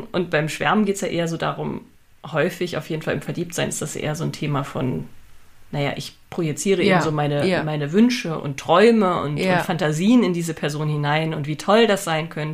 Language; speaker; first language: German; native; German